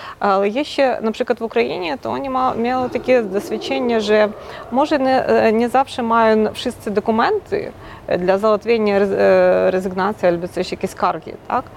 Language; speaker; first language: Polish; non-native, local second language; Ukrainian